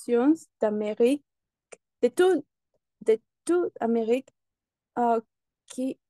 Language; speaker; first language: French; non-native, learner; Spanish